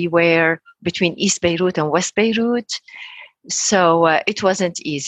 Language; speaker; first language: English; non-native, fluent; Arabic